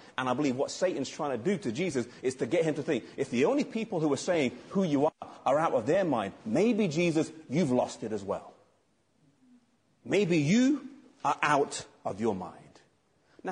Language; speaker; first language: English; native; English